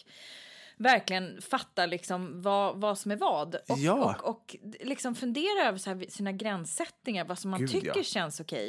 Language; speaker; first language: Swedish; native; Swedish